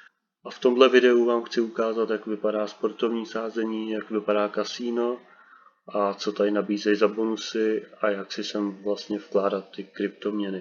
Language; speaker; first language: Czech; native; Czech